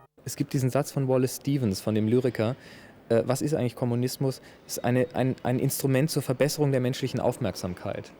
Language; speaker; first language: German; native; German